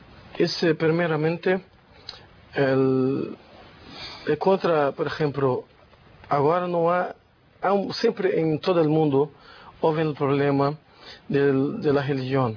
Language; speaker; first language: Spanish; non-native, learner; Portuguese